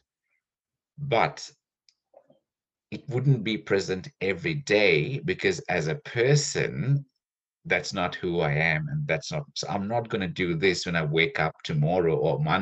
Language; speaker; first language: English; non-native, local second language; Sinhala